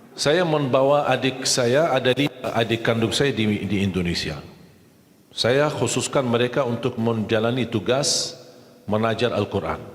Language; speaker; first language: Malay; non-native, fluent; Arabic